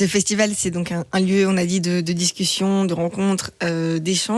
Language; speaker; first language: French; native; French